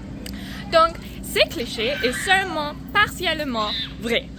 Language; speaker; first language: French; non-native, learner; German